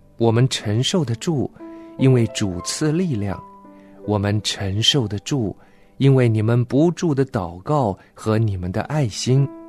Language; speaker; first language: Chinese; non-native, local second language; Cantonese